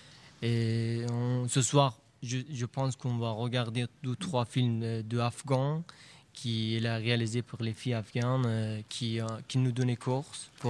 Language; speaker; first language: French; non-native, learner; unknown